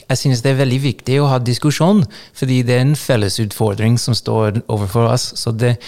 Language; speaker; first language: Norwegian; non-native, fluent; English